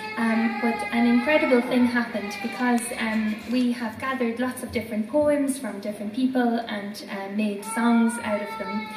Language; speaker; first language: English; native; English